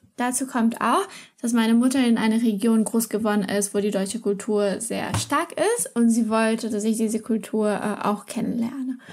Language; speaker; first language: German; non-native, fluent; Portuguese